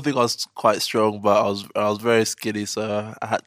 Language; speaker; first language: English; native; English